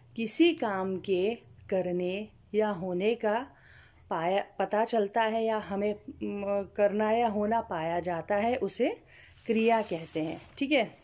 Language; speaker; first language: Hindi; native; Hindi